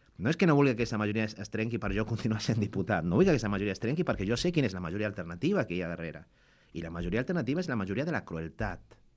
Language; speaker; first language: Catalan; non-native, fluent; Spanish